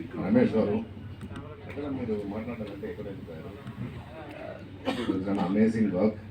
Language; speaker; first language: Telugu; non-native, fluent; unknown